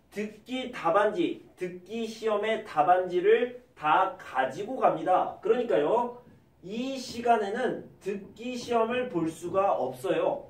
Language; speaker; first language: Korean; native; Korean